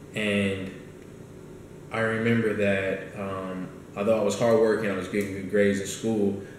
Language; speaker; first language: English; native; English